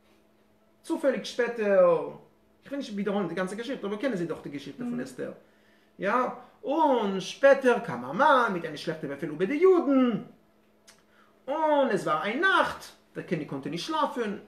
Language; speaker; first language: German; non-native, fluent; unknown